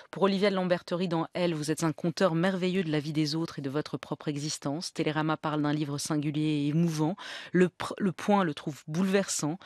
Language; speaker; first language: French; native; French